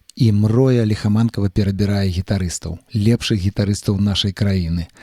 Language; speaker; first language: Belarusian; non-native, local second language; Russian